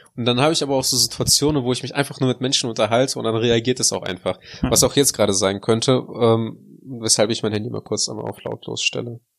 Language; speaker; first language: German; early bilingual, other home language; Russian